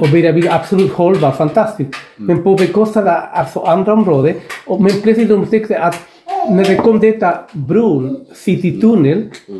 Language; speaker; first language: Swedish; non-native, fluent; Spanish